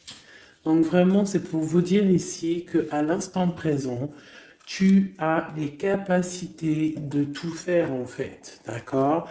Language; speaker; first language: French; native; French